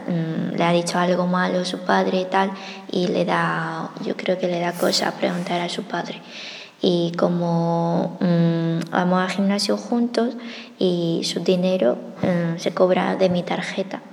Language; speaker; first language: Spanish; non-native, fluent; Chinese